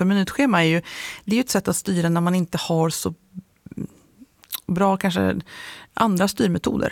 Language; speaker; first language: Swedish; native; Swedish